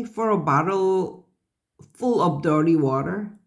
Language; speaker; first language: English; non-native, fluent; Korean